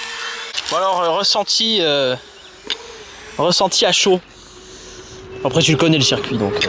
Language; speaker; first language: French; native; French